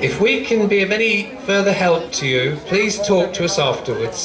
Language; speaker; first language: English; native; English